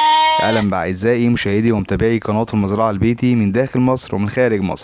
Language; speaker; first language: Arabic; native; Arabic